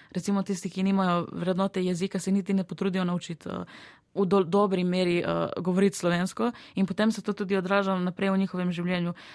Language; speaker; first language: Slovenian; early bilingual, other home language; Serbian